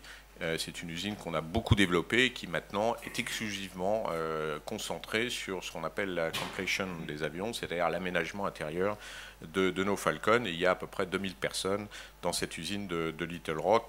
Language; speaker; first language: French; native; French